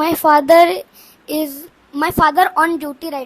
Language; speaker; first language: English; non-native, learner; Hindi